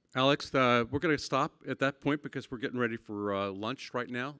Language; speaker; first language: English; native; English